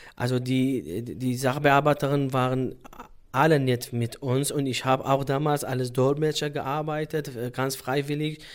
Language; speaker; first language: German; non-native, fluent; Central Kurdish